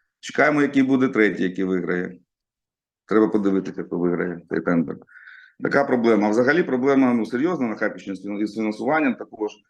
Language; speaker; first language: Ukrainian; non-native, local second language; Russian